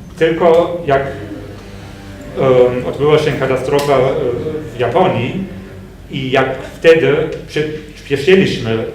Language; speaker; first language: Polish; non-native, fluent; German